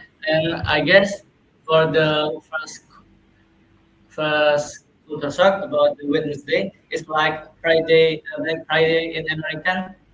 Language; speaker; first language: English; non-native, learner; Indonesian